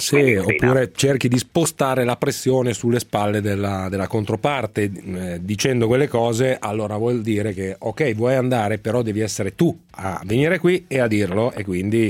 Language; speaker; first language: Italian; native; Italian